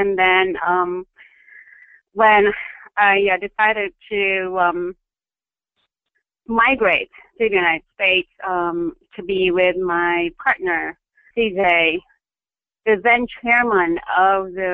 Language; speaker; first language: English; non-native, local second language; Filipino